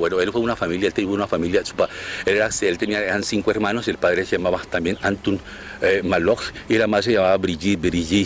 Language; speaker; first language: Spanish; native; Spanish